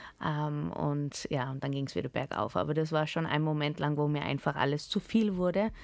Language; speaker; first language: German; early bilingual, heritage; German